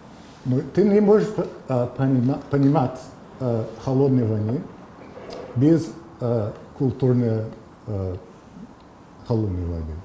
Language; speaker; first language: Russian; non-native, fluent; English